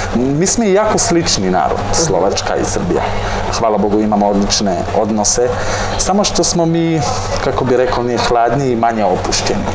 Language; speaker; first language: Bosnian; non-native, fluent; Slovak